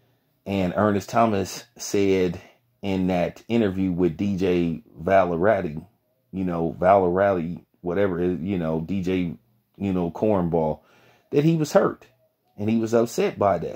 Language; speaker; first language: English; native; English